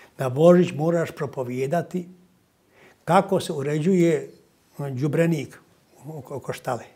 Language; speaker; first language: Croatian; native; Croatian